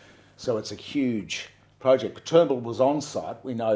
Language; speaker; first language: English; native; English